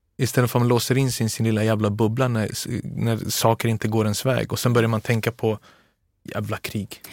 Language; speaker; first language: Swedish; early bilingual, other home language; Serbian